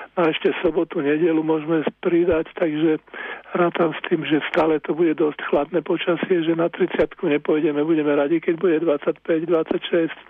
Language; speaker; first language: Slovak; native; Slovak